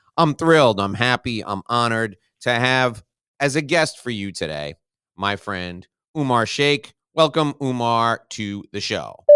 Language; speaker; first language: English; native; English